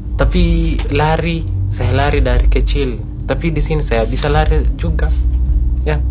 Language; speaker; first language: Indonesian; non-native, fluent; Kalenjin